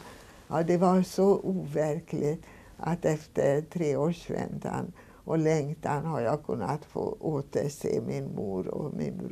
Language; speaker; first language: Swedish; non-native, fluent; Hungarian